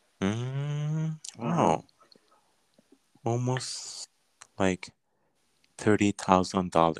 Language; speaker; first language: English; non-native, learner; Japanese